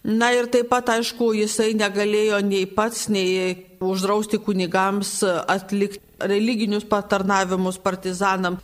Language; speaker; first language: Lithuanian; native; Lithuanian